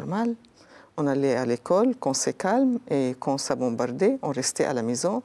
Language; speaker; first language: French; non-native, local second language; Arabic